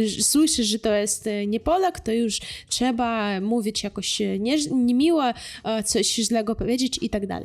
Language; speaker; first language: Polish; non-native, fluent; Russian